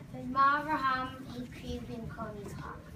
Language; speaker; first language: Hebrew; non-native, learner; English